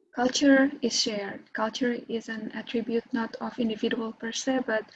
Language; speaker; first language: English; non-native, fluent; Indonesian